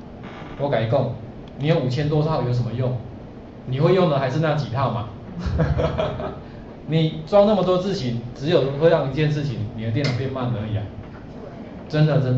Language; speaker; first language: Chinese; native; Chinese